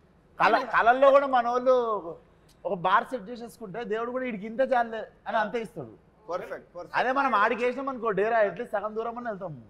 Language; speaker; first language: Telugu; native; Telugu